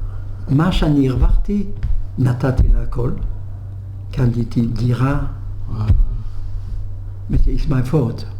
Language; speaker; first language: Hebrew; non-native, fluent; French